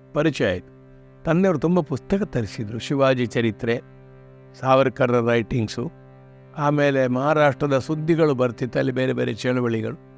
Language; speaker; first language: Kannada; non-native, local second language; Marathi